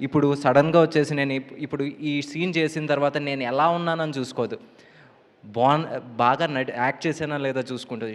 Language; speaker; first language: Telugu; native; Telugu